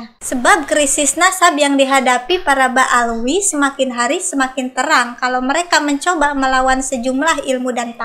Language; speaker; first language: Indonesian; native; Indonesian